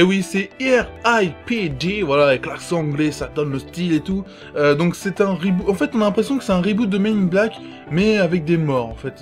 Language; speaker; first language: French; native; French